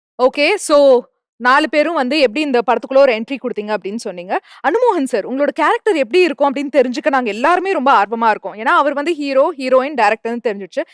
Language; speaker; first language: Tamil; native; Tamil